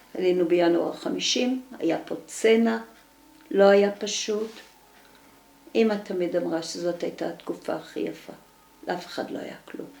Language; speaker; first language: Hebrew; early bilingual, other home language; Dutch